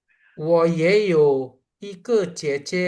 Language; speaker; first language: Chinese; non-native, learner; Indonesian